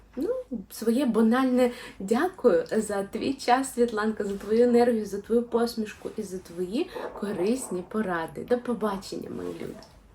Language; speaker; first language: Ukrainian; non-native, local second language; Russian